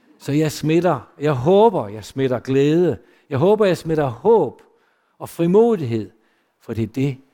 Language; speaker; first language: Danish; early bilingual, other home language; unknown